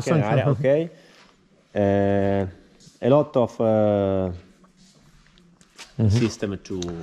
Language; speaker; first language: English; non-native, learner; Italian